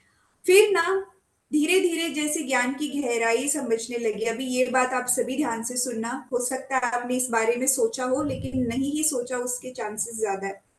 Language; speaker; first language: Hindi; native; Hindi